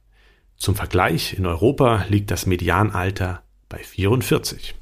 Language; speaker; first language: German; native; German